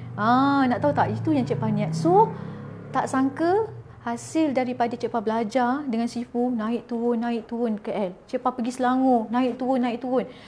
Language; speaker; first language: Malay; native; Malay